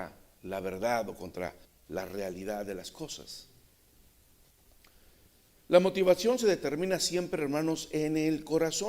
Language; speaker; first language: Spanish; native; Spanish